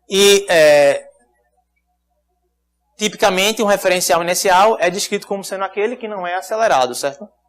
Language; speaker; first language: Portuguese; native; Portuguese